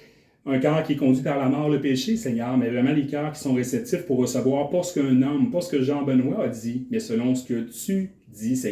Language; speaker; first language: French; native; French